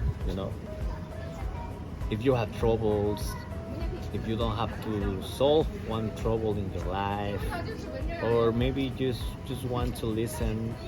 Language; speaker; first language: English; non-native, learner; Spanish